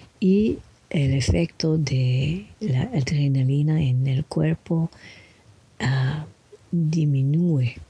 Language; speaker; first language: Spanish; non-native, learner; English